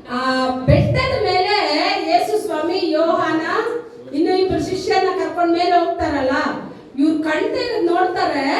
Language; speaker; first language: Kannada; non-native, local second language; Tamil